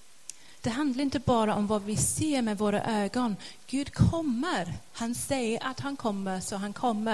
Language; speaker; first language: Swedish; non-native, fluent; English